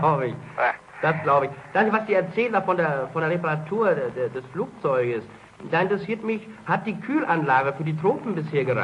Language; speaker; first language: German; native; German